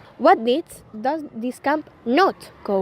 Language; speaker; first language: English; non-native, learner; Catalan